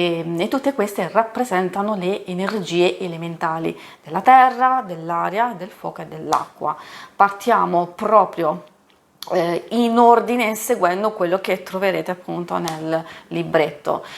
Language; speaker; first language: Italian; native; Italian